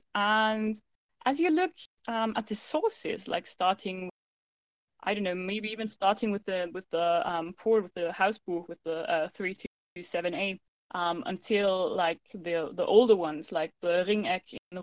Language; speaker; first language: English; non-native, fluent; German